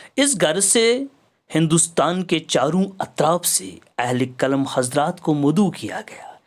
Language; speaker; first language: Urdu; native; Urdu